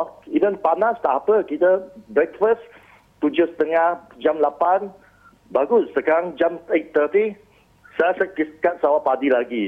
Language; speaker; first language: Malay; non-native, local second language; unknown